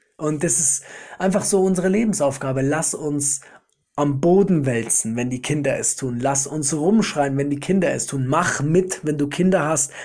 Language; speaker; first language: German; native; German